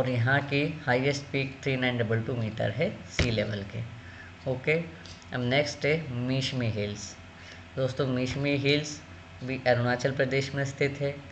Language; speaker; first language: Hindi; native; Hindi